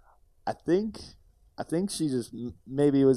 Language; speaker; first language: English; native; English